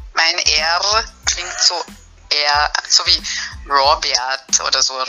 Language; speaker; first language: German; non-native, fluent; English